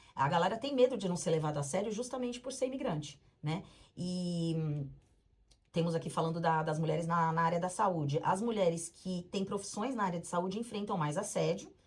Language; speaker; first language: Portuguese; native; Portuguese